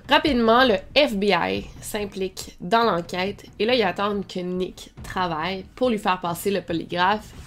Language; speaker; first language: French; native; French